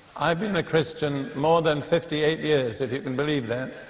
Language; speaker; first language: English; native; English